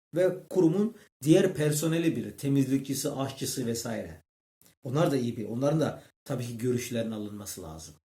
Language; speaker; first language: Turkish; early bilingual, heritage; Turkish